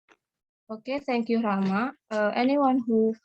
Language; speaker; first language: English; non-native, learner; Indonesian